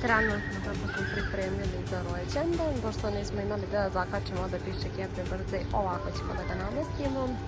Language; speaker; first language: Bosnian; native; Bosnian